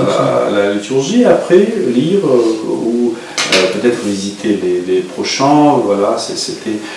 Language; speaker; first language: French; non-native, fluent; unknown